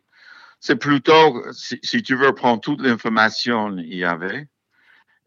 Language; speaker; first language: French; non-native, fluent; English